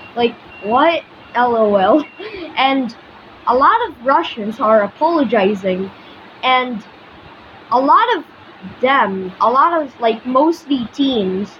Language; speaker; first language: English; non-native, local second language; Filipino